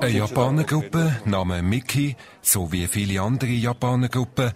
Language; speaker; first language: German; native; German